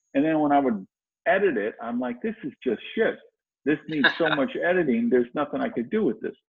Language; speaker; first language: English; native; English